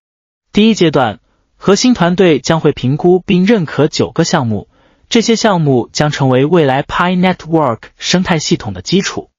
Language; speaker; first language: Chinese; native; Chinese